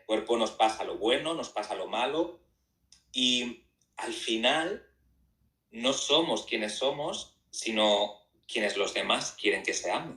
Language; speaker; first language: Spanish; native; Spanish